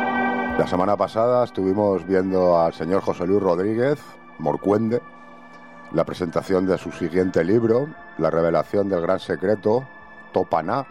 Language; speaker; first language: Spanish; native; Spanish